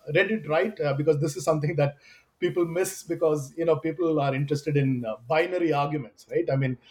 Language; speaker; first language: English; non-native, local second language; Malayalam